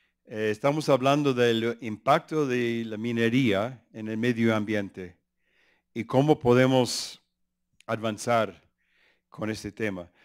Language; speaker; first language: Spanish; early bilingual, other home language; English